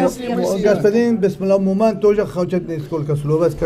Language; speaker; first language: Russian; non-native, learner; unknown